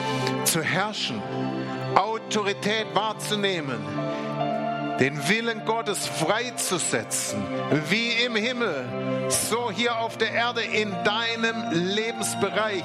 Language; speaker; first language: German; native; German